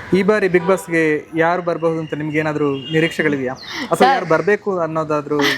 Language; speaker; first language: Kannada; native; Kannada